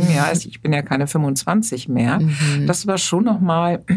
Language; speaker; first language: German; native; German